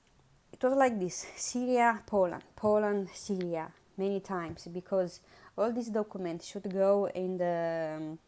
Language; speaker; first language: English; non-native, learner; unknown